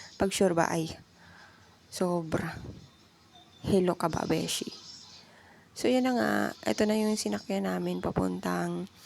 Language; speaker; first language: Filipino; non-native, local second language; Bikol